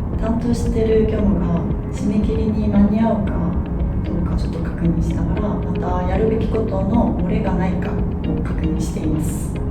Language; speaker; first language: Japanese; non-native, fluent; Korean